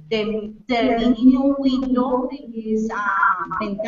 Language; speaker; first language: English; non-native, learner; Spanish